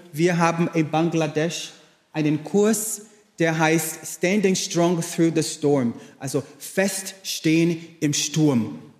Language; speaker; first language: German; non-native, fluent; Portuguese